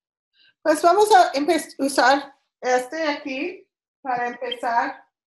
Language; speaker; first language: Spanish; non-native, learner; English